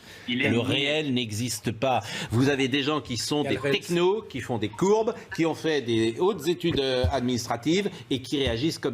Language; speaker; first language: French; native; French